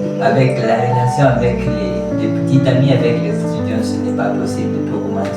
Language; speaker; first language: French; non-native, learner; Kamba